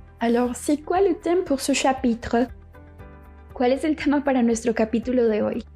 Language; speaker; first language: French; non-native, fluent; Spanish